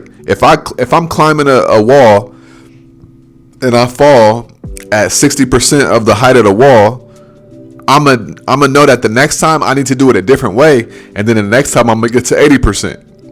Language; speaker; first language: English; native; English